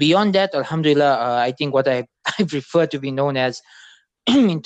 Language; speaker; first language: English; native; English